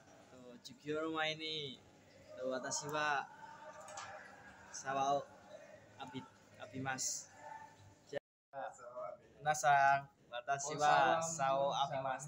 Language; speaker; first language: Japanese; non-native, learner; Indonesian